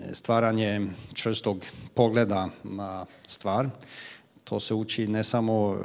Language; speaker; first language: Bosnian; non-native, fluent; Swedish